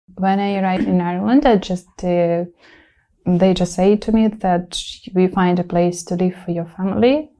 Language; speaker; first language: English; non-native, fluent; Ukrainian